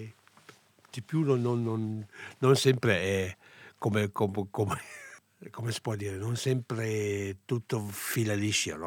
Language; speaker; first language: Italian; non-native, local second language; German